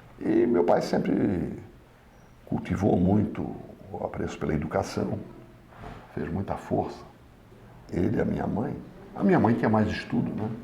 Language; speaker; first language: Portuguese; native; Portuguese